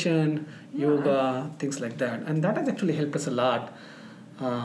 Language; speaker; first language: English; non-native, local second language; Marathi